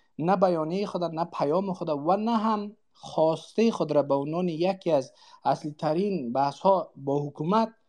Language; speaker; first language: Persian; non-native, local second language; Uzbek